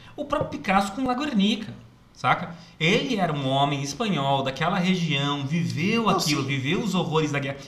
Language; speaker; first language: Portuguese; native; Portuguese